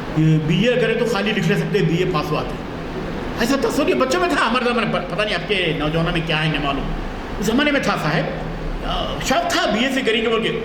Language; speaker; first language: Urdu; native; Urdu